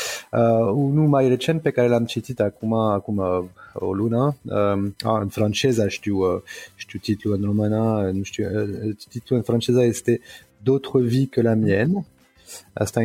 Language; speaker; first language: Romanian; non-native, fluent; French